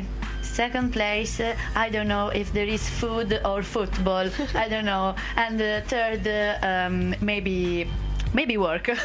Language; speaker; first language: English; non-native, fluent; Italian